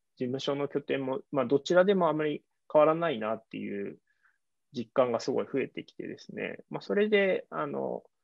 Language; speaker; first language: Japanese; native; Japanese